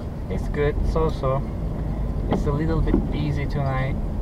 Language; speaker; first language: English; non-native, fluent; Turkish